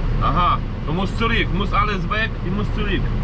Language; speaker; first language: German; non-native, learner; Polish